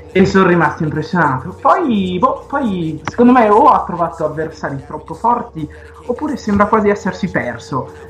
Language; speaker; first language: Italian; native; Italian